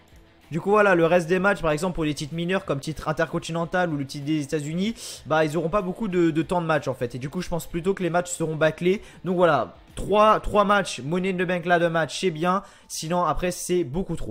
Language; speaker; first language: French; native; French